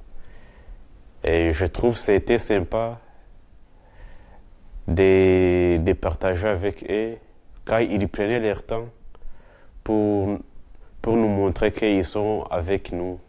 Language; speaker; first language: French; non-native, local second language; Kinyarwanda